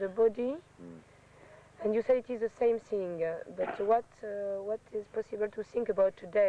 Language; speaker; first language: English; non-native, fluent; French